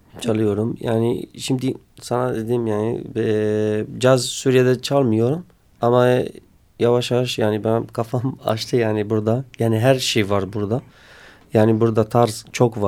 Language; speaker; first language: Turkish; non-native, learner; Kurdish